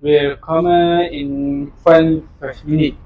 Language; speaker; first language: German; non-native, learner; Malay